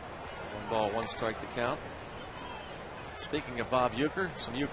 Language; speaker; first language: English; native; English